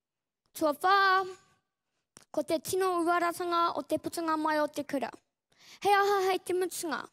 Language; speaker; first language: Māori; non-native, local second language; English